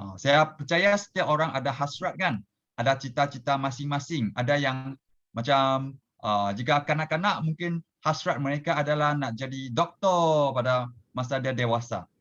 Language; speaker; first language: Malay; non-native, local second language; Chinese